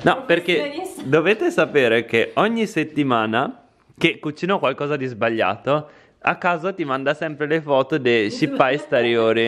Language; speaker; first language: Italian; native; Italian